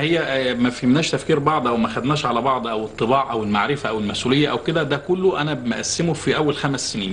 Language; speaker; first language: Arabic; native; Arabic